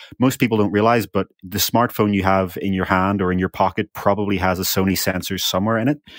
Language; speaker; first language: English; native; English